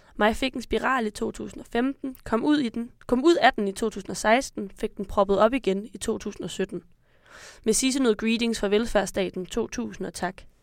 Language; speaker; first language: Danish; native; Danish